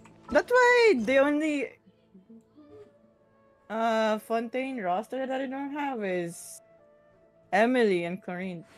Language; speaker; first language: English; non-native, local second language; Filipino